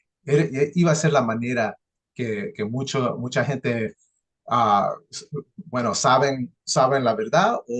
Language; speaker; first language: Spanish; early bilingual, heritage; English